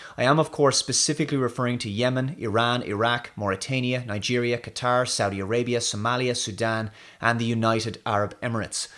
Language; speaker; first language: English; native; English